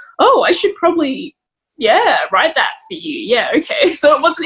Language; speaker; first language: English; native; English